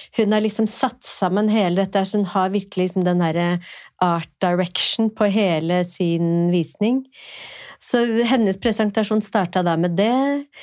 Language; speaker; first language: Norwegian; native; Norwegian